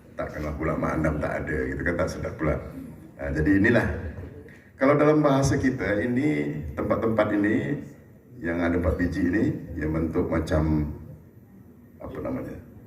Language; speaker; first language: Indonesian; native; Indonesian